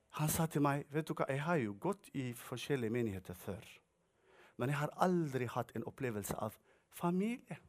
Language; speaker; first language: Norwegian; non-native, fluent; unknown